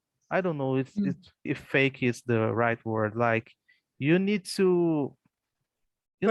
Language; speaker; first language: English; non-native, fluent; Portuguese